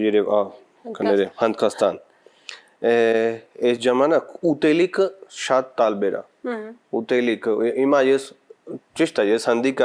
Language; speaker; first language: Armenian; non-native, learner; Punjabi